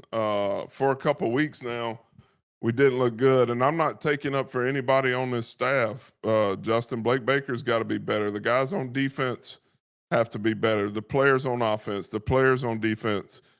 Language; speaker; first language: English; native; English